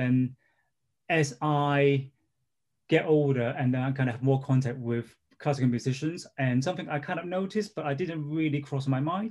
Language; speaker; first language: English; non-native, local second language; Cantonese